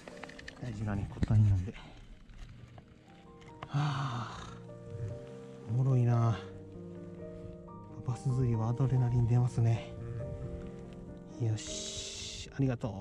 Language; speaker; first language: Japanese; native; Japanese